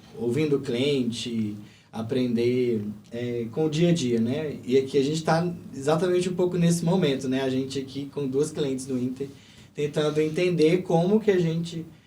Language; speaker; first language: Portuguese; native; Portuguese